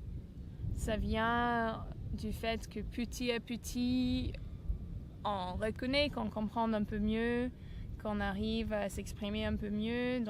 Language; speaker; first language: French; non-native, fluent; English